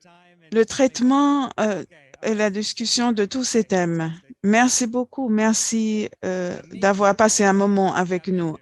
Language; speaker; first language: French; non-native, fluent; English